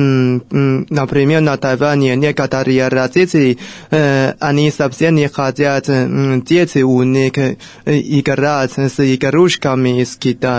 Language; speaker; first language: Russian; non-native, fluent; Chinese